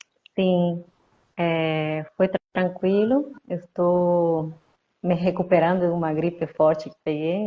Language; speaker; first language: Portuguese; non-native, fluent; Spanish